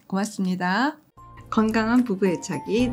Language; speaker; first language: Korean; native; Korean